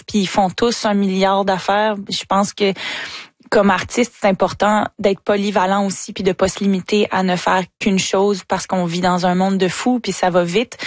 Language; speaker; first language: French; native; French